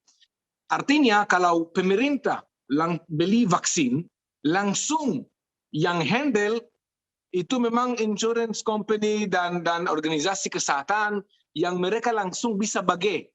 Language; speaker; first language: Indonesian; non-native, fluent; Hebrew